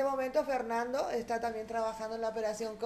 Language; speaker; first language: Spanish; native; Spanish